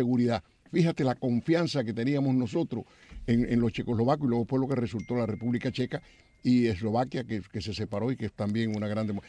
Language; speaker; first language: Spanish; native; Spanish